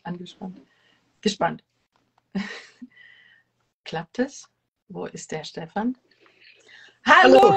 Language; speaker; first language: German; non-native, fluent; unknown